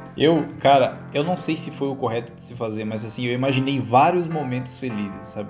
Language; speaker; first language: Portuguese; native; Portuguese